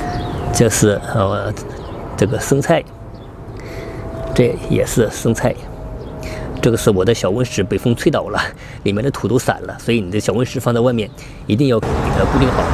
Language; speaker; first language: Chinese; native; Chinese